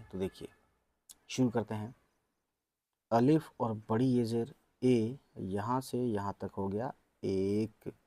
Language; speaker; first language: Hindi; native; Hindi